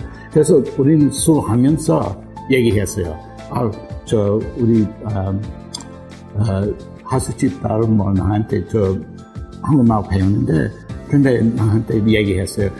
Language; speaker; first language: Korean; non-native, learner; English